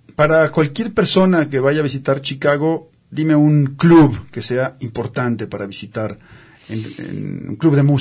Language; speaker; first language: Spanish; native; Spanish